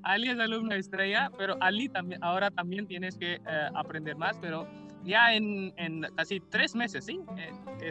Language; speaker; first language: Spanish; non-native, learner; Hindi